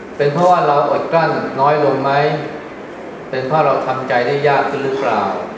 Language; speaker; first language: Thai; native; Thai